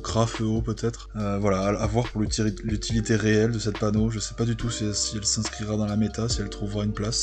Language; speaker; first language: French; native; French